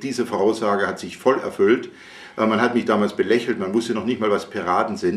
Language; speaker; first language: German; native; German